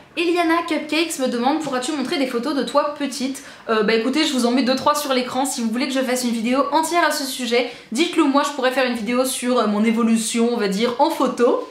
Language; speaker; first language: French; native; French